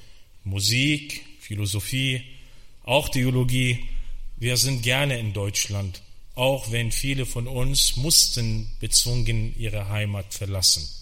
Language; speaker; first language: German; non-native, fluent; Arabic